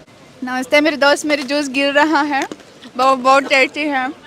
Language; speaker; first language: Hindi; non-native, learner; Russian